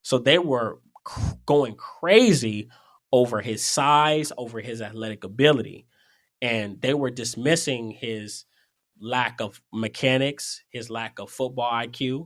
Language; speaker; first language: English; native; English